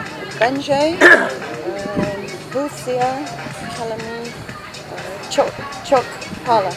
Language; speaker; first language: Turkish; non-native, learner; English